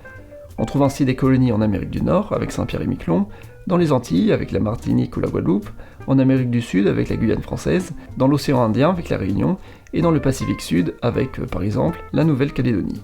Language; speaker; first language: French; native; French